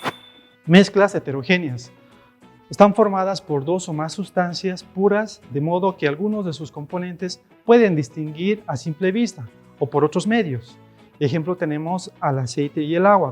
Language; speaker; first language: Spanish; native; Spanish